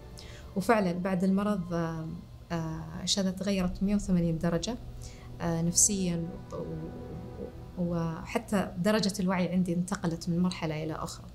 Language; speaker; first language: Arabic; native; Arabic